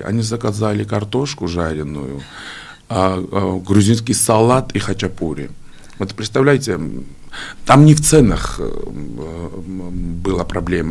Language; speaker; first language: Russian; non-native, fluent; Georgian